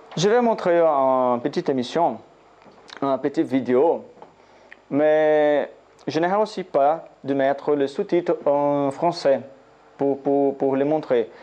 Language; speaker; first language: French; non-native, learner; Portuguese